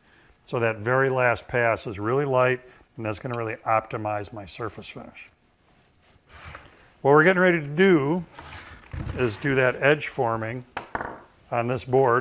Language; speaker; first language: English; native; English